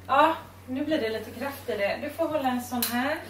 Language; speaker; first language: Swedish; native; Swedish